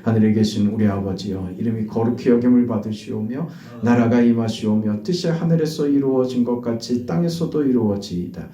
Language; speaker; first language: Korean; native; Korean